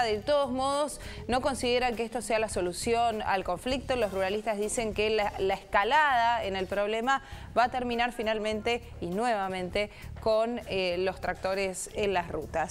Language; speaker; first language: Spanish; native; Spanish